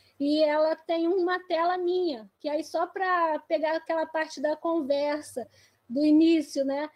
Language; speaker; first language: Portuguese; native; Portuguese